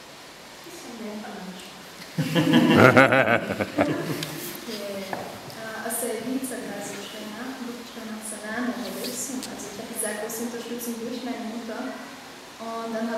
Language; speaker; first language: German; early bilingual, other home language; Czech